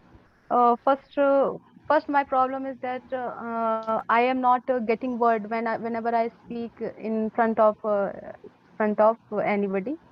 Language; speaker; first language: English; non-native, learner; Hindi